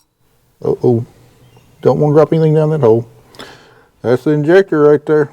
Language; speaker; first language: English; native; English